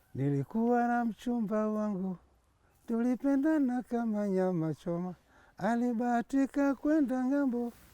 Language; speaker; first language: Swahili; non-native, local second language; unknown